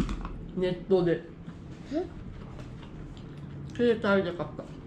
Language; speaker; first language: Japanese; native; Japanese